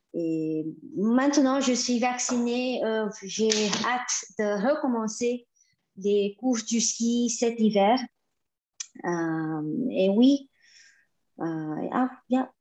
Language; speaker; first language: French; non-native, fluent; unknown